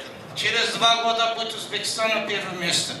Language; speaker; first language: Russian; non-native, fluent; Azerbaijani